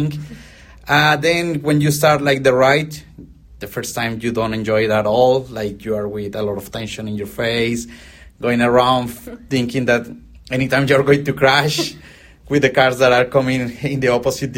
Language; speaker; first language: English; non-native, fluent; Spanish